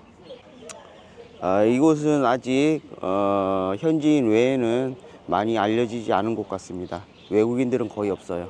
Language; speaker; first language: Korean; native; Korean